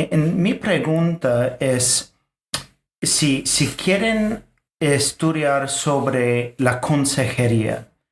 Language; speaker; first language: Spanish; non-native, fluent; English